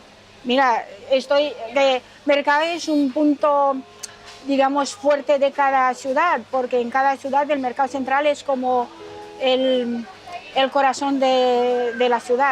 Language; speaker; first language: Spanish; non-native, fluent; Romanian